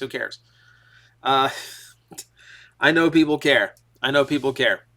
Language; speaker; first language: English; native; English